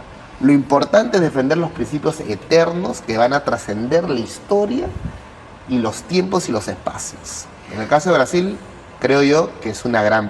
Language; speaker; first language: Spanish; native; Spanish